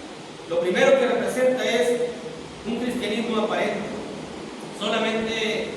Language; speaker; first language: Spanish; native; Spanish